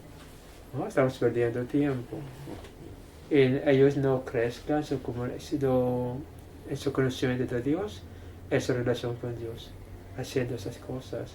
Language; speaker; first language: Spanish; non-native, fluent; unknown